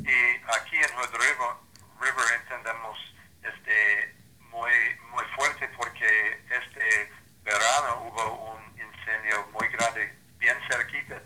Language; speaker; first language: Spanish; non-native, learner; English